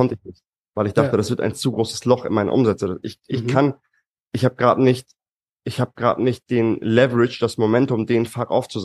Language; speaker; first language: German; native; German